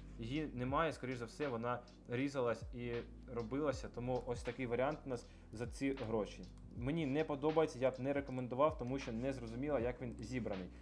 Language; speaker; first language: Ukrainian; non-native, local second language; Russian